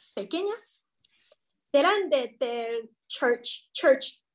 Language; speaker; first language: Spanish; non-native, learner; Chinese